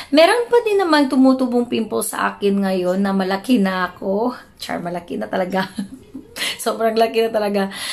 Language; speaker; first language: Filipino; native; Filipino